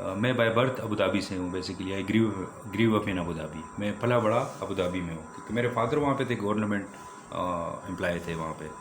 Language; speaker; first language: Urdu; early bilingual, heritage; Urdu